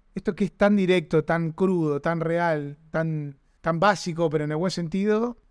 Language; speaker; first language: Spanish; native; Spanish